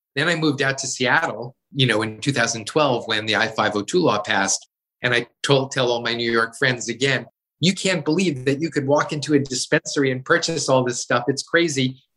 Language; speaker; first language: English; native; English